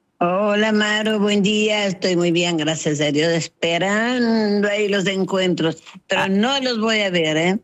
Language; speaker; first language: Spanish; non-native, fluent; Kabuverdianu